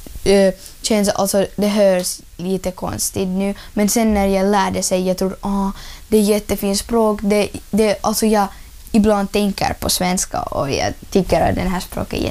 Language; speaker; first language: Swedish; non-native, learner; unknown